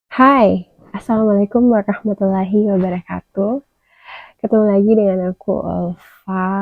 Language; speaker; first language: Indonesian; native; Indonesian